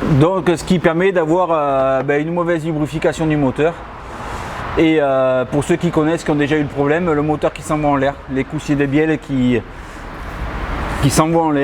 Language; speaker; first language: French; native; French